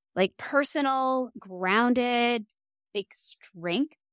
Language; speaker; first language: English; native; English